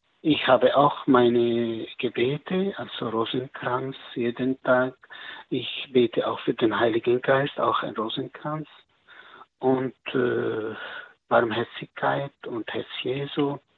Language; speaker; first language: German; non-native, learner; Arabic